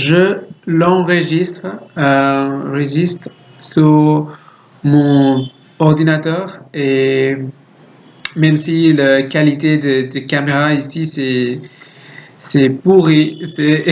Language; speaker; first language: French; non-native, learner; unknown